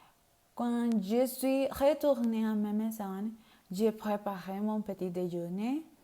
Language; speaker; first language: French; non-native, learner; Spanish